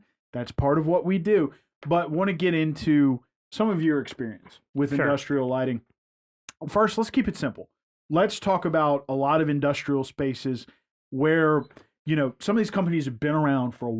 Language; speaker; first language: English; native; English